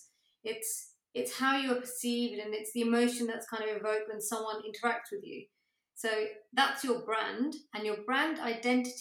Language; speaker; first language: English; native; English